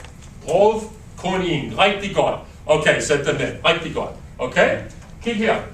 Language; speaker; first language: Danish; non-native, learner; English